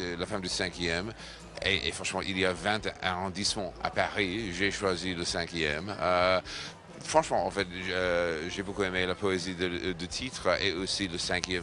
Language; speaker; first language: French; non-native, fluent; English